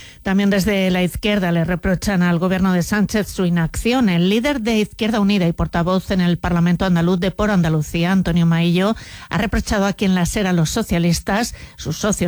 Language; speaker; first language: Spanish; native; Spanish